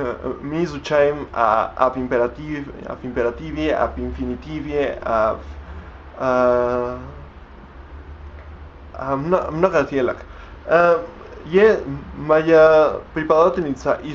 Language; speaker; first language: Russian; non-native, learner; Spanish